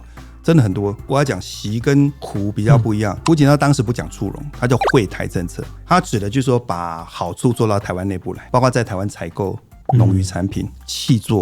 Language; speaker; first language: Chinese; native; Chinese